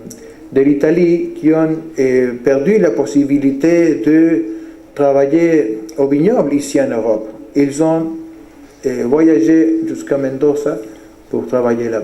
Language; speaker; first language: French; non-native, fluent; Spanish